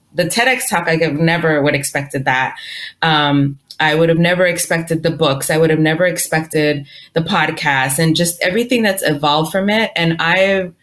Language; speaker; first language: English; early bilingual, other home language; Spanish